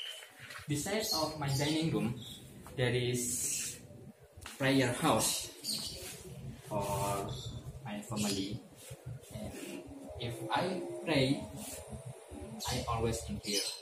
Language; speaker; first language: English; non-native, learner; Indonesian